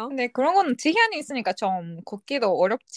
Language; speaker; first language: Korean; non-native, fluent; Japanese